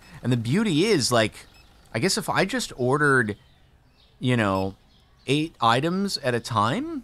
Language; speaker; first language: English; native; English